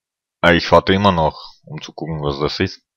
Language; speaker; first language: German; non-native, fluent; Russian